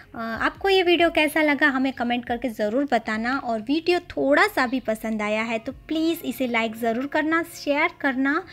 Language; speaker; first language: Hindi; non-native, local second language; Gujarati